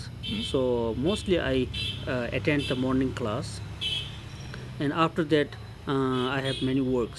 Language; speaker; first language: English; non-native, local second language; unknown